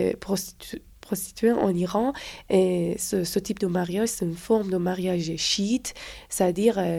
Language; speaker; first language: French; non-native, fluent; Persian